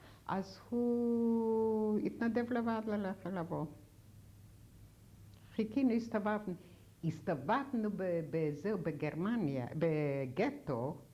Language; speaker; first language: Hebrew; non-native, fluent; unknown